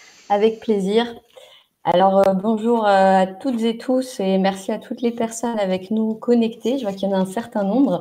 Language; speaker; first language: French; native; French